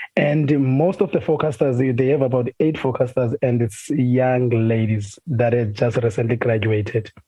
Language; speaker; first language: English; non-native, local second language; Xhosa